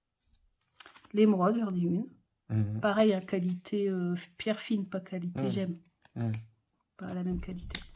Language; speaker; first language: French; native; French